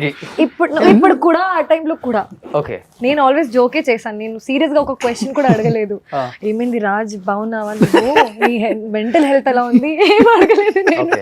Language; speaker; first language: Telugu; non-native, fluent; Hindi